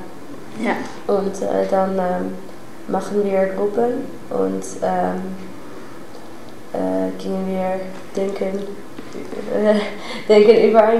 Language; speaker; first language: German; non-native, learner; Dutch